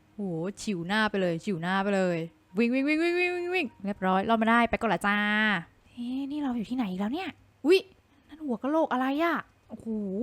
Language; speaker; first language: Thai; native; Thai